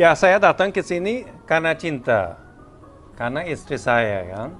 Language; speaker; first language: Indonesian; non-native, fluent; Swedish